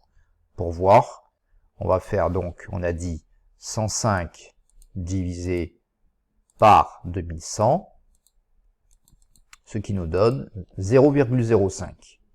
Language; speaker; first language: French; native; French